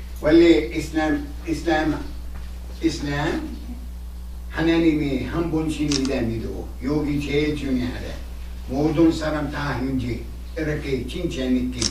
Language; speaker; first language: Korean; non-native, learner; Arabic